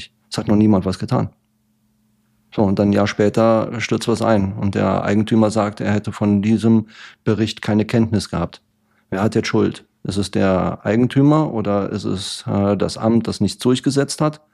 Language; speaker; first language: German; native; German